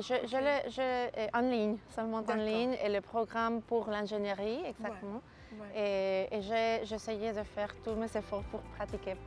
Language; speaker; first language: French; non-native, fluent; Spanish